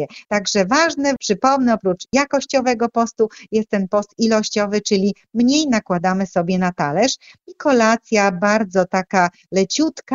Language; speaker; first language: Polish; native; Polish